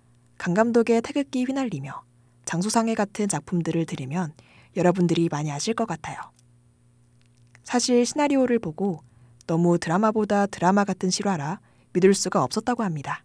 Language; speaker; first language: Korean; native; Korean